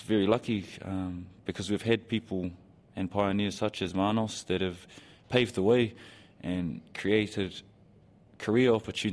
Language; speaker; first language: English; native; English